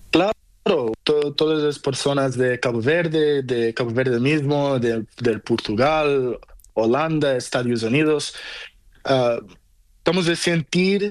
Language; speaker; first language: Spanish; non-native, learner; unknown